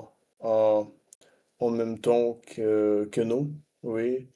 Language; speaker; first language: French; non-native, learner; Russian